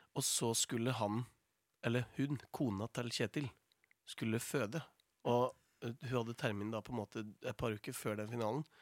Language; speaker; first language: Norwegian; native; Norwegian